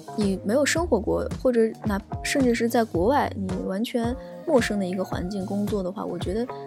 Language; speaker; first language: Chinese; native; Chinese